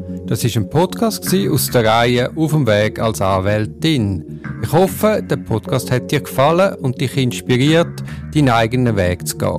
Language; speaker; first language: German; native; German